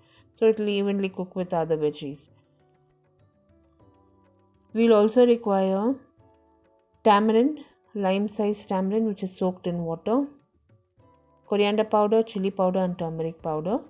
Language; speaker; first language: English; non-native, local second language; Tamil